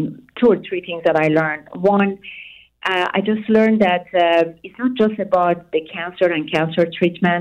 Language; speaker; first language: English; non-native, fluent; Persian